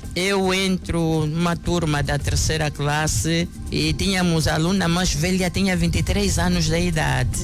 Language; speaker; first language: Portuguese; non-native, local second language; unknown